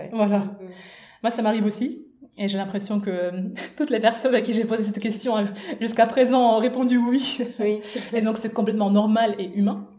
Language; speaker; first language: French; non-native, fluent; Russian